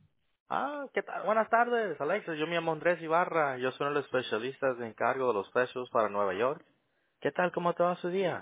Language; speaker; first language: Spanish; early bilingual, heritage; English